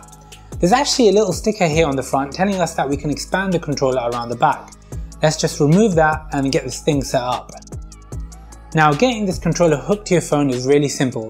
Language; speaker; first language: English; native; English